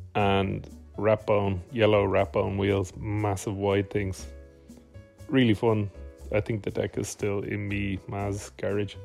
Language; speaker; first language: English; native; English